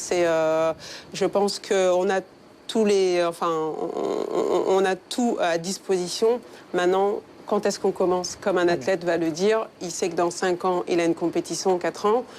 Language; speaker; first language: French; early bilingual, other home language; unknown